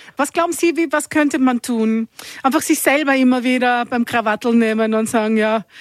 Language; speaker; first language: German; native; German